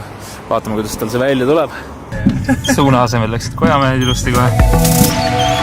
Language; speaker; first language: Estonian; native; Estonian